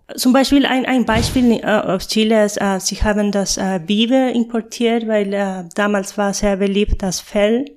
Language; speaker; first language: German; non-native, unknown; Spanish